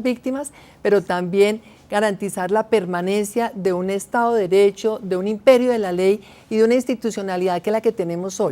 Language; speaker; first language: Spanish; native; Spanish